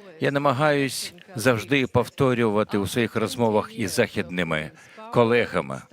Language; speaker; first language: Ukrainian; non-native, fluent; Latvian